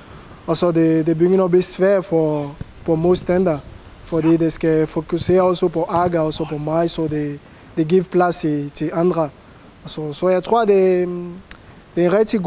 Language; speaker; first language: Danish; non-native, learner; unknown